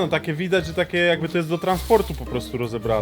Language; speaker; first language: Polish; native; Polish